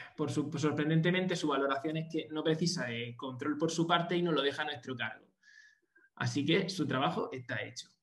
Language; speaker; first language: Spanish; native; Spanish